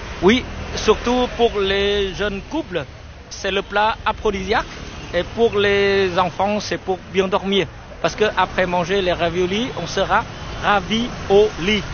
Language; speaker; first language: French; non-native, fluent; Vietnamese